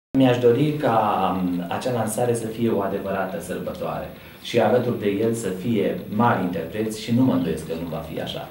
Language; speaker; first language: Romanian; native; Romanian